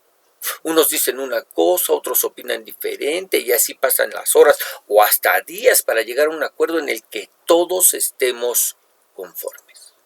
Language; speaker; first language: Spanish; native; Spanish